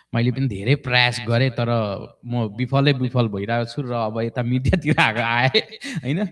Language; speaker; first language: Nepali; native; Nepali